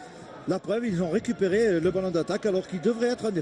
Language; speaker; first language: French; native; French